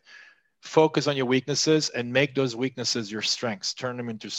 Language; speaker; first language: English; non-native, fluent; Swiss German